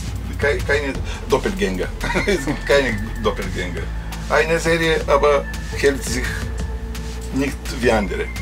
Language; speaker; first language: German; non-native, learner; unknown